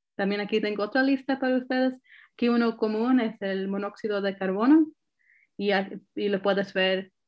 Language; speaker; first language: Spanish; early bilingual, heritage; Spanish